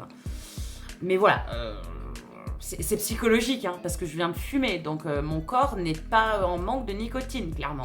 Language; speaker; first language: French; native; French